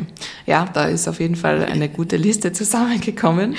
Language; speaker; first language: German; native; German